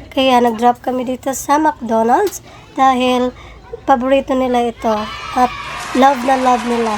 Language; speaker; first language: Filipino; non-native, local second language; Cebuano